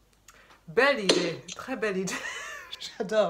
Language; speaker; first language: French; native; French